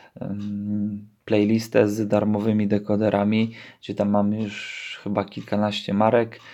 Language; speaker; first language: Polish; native; Polish